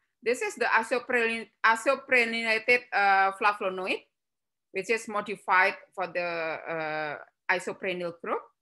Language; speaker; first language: English; non-native, fluent; Javanese